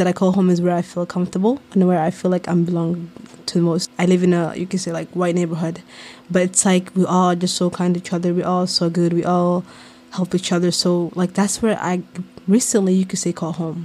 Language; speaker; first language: English; non-native, local second language; Somali